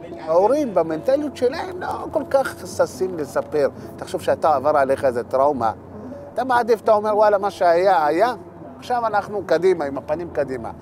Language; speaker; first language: Hebrew; early bilingual, other home language; Amharic